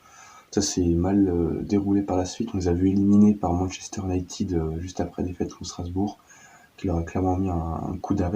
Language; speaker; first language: French; native; French